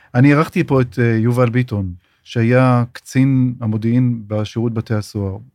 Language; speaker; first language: Hebrew; native; Hebrew